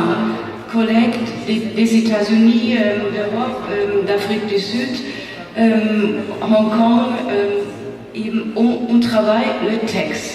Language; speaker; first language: French; non-native, fluent; German